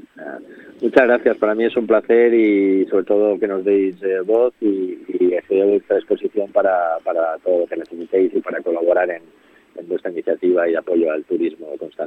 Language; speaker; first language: Spanish; native; Spanish